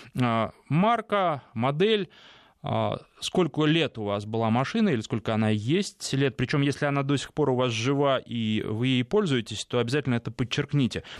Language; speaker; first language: Russian; native; Russian